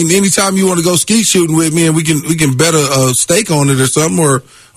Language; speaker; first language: English; native; English